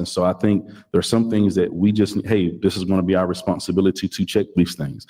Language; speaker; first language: English; native; English